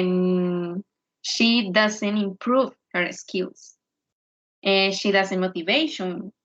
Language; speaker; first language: English; non-native, learner; Spanish